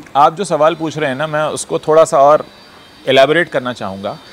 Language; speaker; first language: Hindi; native; Hindi